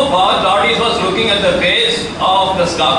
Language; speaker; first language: English; non-native, local second language; Telugu